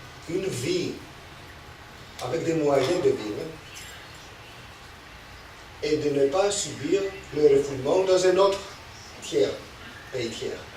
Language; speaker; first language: French; non-native, fluent; Greek